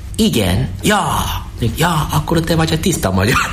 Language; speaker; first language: Hungarian; non-native, learner; Korean